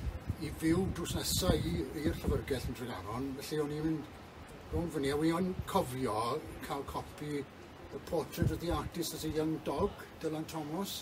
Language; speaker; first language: Welsh; native; Welsh